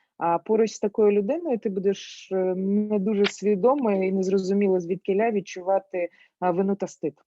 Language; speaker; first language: Ukrainian; native; Ukrainian